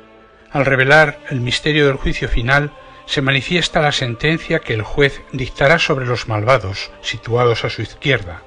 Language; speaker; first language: Spanish; native; Spanish